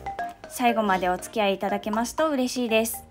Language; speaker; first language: Japanese; native; Japanese